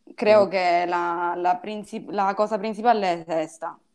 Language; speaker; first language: Spanish; non-native, learner; Italian